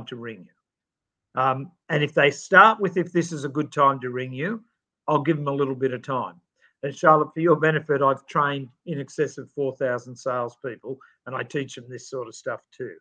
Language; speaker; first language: English; native; English